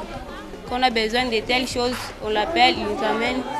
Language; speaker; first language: French; non-native, local second language; Swahili